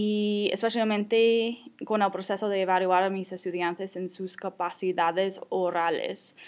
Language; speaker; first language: Spanish; non-native, fluent; English